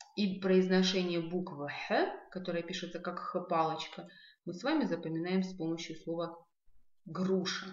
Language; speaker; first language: Russian; non-native, local second language; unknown